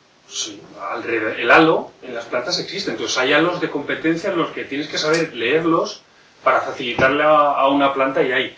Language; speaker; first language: Spanish; native; Spanish